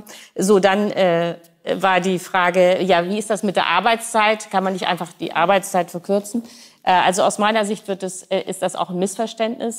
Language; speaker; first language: German; native; German